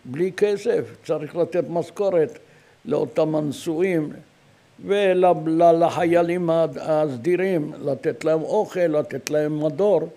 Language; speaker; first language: Hebrew; non-native, fluent; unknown